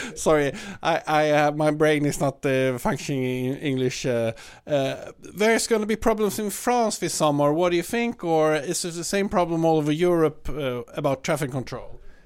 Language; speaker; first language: English; non-native, fluent; Swedish